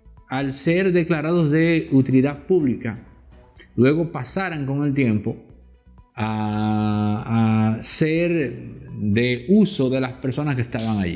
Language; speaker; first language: Spanish; native; Spanish